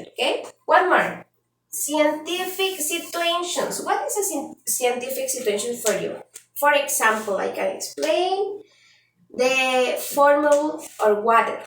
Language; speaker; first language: English; non-native, learner; Spanish